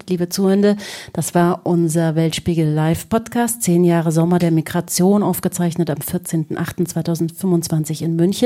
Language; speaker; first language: German; native; German